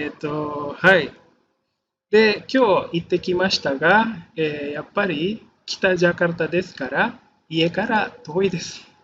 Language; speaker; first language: Japanese; non-native, fluent; Indonesian